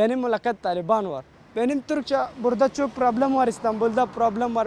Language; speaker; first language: Turkish; non-native, learner; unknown